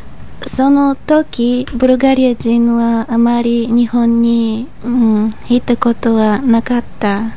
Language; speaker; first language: Japanese; non-native, fluent; Bulgarian